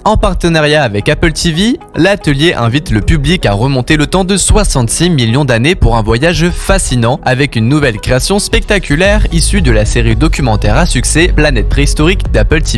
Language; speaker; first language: French; native; French